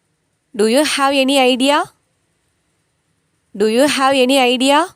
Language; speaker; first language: English; non-native, local second language; Tamil